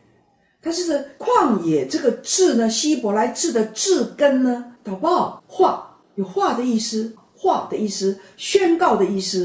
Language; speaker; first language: Chinese; native; Chinese